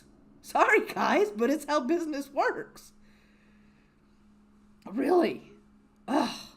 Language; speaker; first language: English; native; English